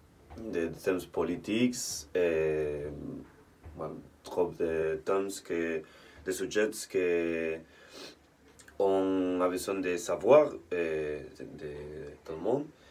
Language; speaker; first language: French; non-native, learner; Spanish